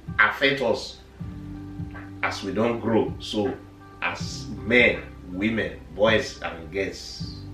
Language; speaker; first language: Nigerian Pidgin; non-native, local second language; Bini